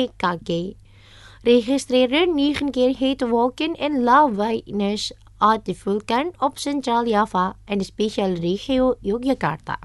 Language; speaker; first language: Dutch; non-native, learner; Indonesian